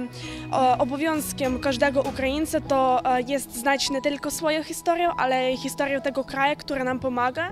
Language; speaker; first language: Polish; non-native, learner; Ukrainian